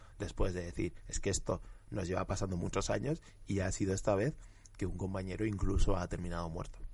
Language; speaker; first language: Spanish; early bilingual, other home language; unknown